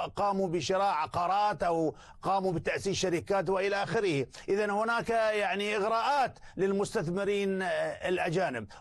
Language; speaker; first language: Arabic; native; Arabic